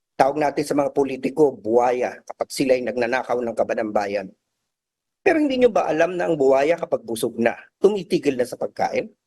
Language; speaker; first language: Filipino; native; Filipino